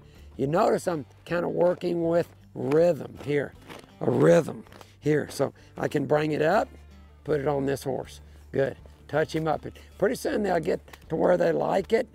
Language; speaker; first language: English; native; English